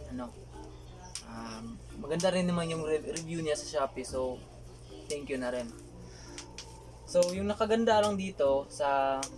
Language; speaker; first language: Filipino; non-native, local second language; Cebuano